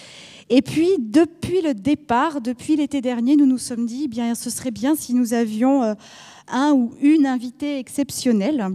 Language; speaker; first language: French; native; French